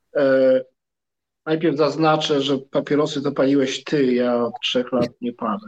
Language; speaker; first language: Polish; native; Polish